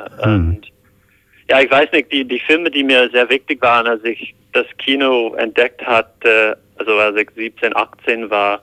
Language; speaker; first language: German; non-native, fluent; English